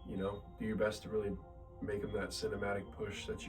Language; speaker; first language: English; native; English